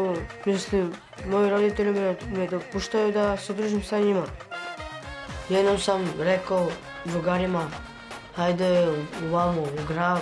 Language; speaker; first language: Serbian; non-native, local second language; Romany